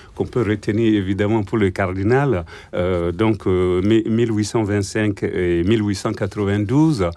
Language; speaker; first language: French; non-native, local second language; Bambara